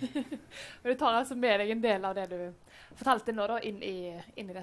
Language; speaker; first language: Norwegian; native; Norwegian